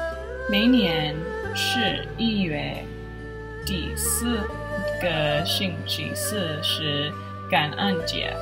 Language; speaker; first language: Chinese; non-native, learner; English